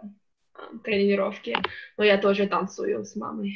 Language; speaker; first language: Russian; non-native, learner; English